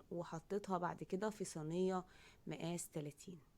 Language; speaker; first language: Arabic; native; Arabic